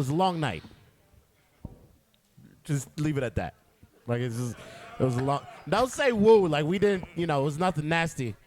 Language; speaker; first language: English; native; English